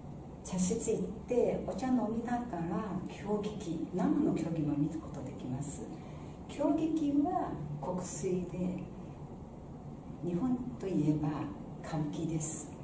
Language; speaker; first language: Japanese; non-native, fluent; Chinese